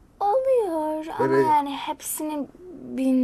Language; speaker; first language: Turkish; non-native, learner; English